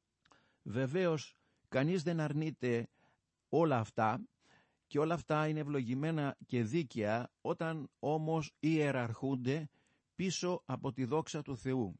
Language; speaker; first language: Greek; native; Greek